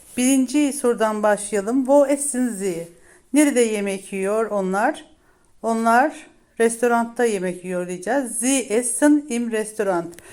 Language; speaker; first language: Turkish; native; Turkish